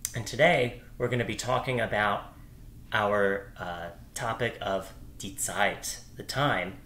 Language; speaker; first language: English; native; English